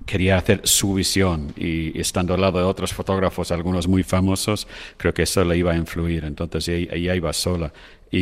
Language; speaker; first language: Spanish; non-native, fluent; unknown